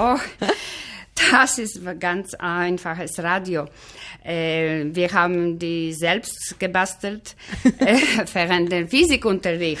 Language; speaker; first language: German; non-native, fluent; Polish